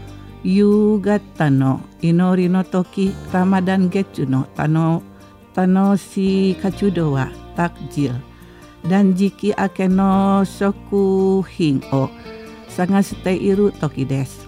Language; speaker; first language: Japanese; non-native, fluent; Indonesian